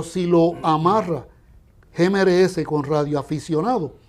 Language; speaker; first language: Spanish; native; Spanish